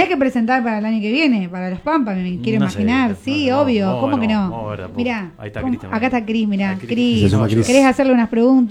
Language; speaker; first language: Spanish; native; Spanish